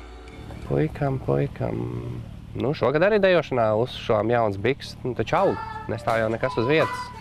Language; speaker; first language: Latvian; native; Latvian